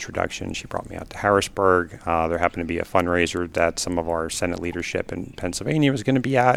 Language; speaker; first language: English; native; English